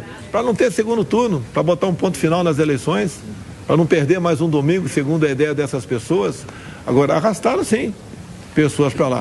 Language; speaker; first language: Portuguese; native; Portuguese